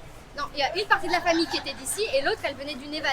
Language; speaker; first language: French; native; French